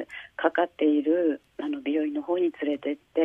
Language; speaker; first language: Japanese; native; Japanese